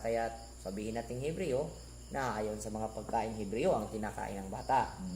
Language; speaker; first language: Filipino; non-native, local second language; Cebuano